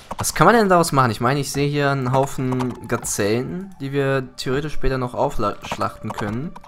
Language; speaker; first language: German; early bilingual, other home language; Greek